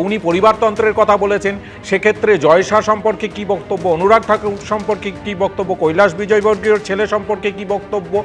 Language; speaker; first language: Bangla; native; Bangla